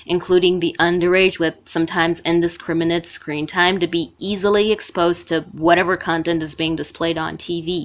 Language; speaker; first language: English; non-native, fluent; Persian